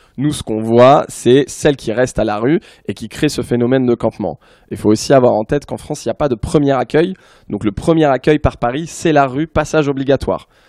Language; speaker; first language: French; native; French